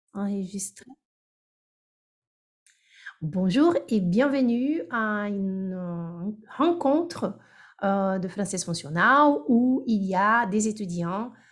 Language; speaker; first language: French; non-native, fluent; Portuguese